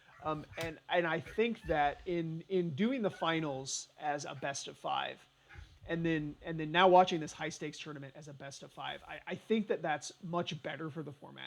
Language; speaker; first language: English; native; English